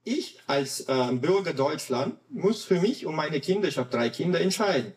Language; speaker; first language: German; non-native, fluent; Russian